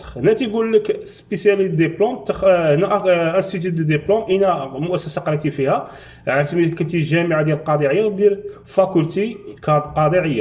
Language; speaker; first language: Arabic; native; Arabic